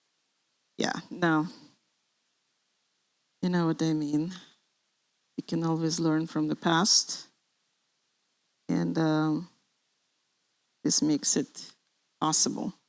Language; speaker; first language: English; non-native, fluent; Russian